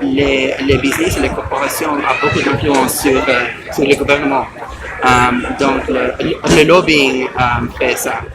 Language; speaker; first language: French; non-native, learner; English